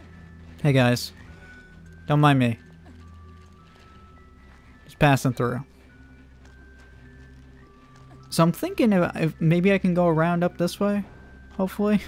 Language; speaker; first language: English; native; English